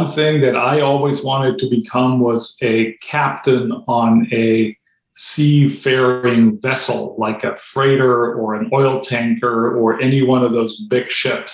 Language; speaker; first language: English; non-native, fluent; German